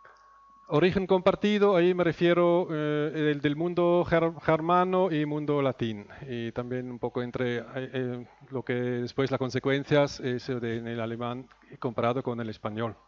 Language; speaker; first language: Spanish; non-native, fluent; German